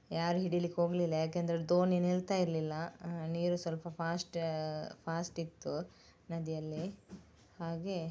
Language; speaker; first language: Kannada; native; Kannada